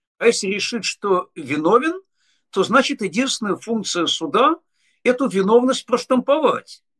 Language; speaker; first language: Russian; native; Russian